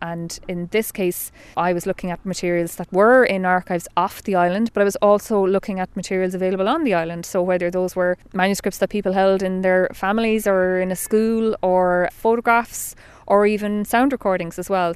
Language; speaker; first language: English; native; English